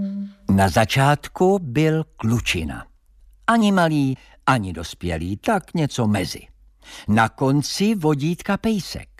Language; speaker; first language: Czech; native; Czech